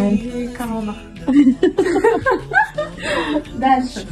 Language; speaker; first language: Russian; early bilingual, other home language; Tajik